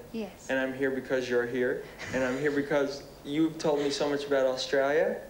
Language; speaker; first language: English; native; English